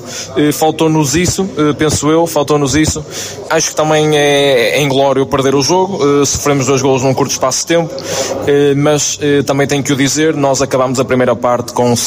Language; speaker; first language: Portuguese; native; Portuguese